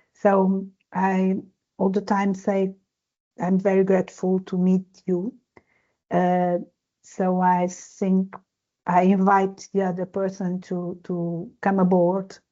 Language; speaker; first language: English; non-native, learner; Portuguese